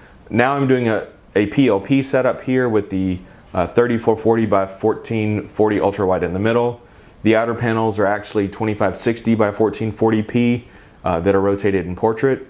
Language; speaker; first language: English; native; English